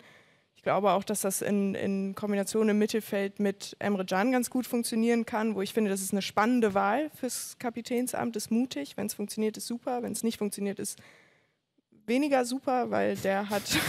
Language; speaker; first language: German; native; German